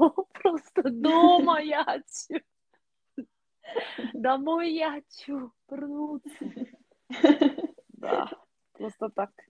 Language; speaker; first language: Russian; non-native, learner; Korean